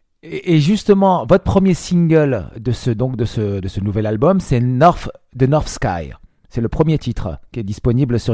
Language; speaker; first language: French; native; French